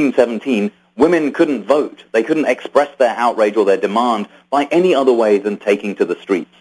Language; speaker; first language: English; native; English